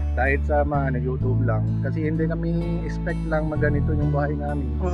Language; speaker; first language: Filipino; non-native, learner; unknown